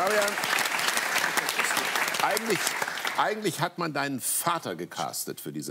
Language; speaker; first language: German; native; German